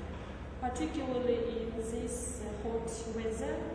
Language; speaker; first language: English; non-native, learner; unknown